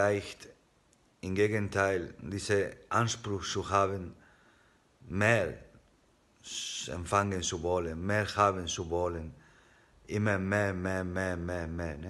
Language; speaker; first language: German; non-native, fluent; Spanish